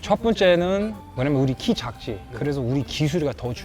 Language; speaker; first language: Korean; non-native, fluent; English